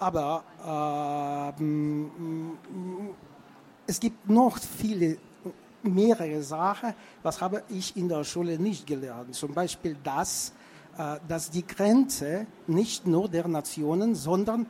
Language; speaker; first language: German; non-native, fluent; Russian